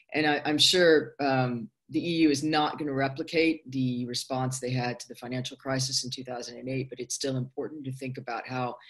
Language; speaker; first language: English; native; English